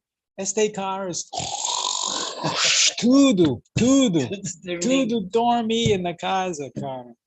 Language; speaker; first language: Portuguese; non-native, learner; English